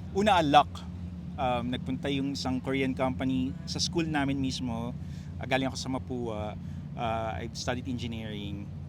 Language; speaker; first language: Filipino; native; Filipino